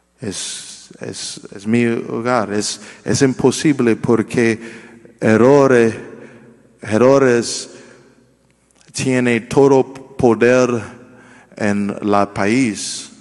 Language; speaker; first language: Spanish; non-native, learner; English